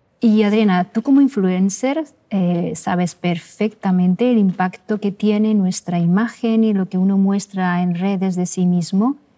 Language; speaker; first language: Spanish; native; Spanish